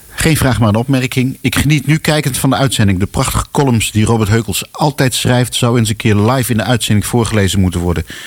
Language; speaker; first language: Dutch; native; Dutch